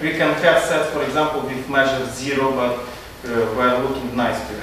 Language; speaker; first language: English; non-native, fluent; Romanian